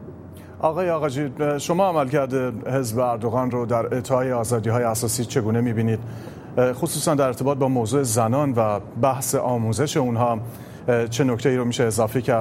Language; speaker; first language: Persian; native; Persian